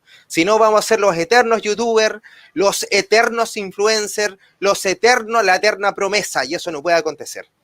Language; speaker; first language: Spanish; native; Spanish